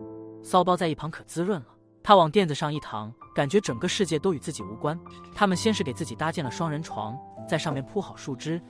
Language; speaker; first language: Chinese; native; Chinese